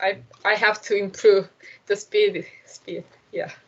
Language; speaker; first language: English; non-native, learner; Korean